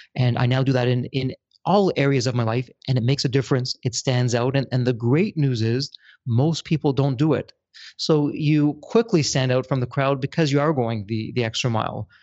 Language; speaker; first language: English; native; English